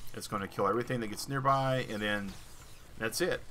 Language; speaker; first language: English; native; English